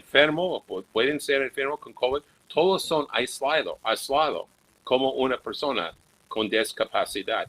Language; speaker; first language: Spanish; non-native, fluent; English